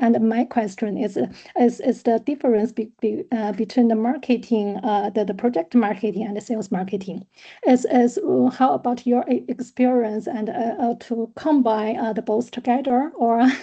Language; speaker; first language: English; non-native, learner; German